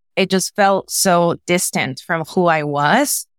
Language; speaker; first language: English; early bilingual, other home language; Spanish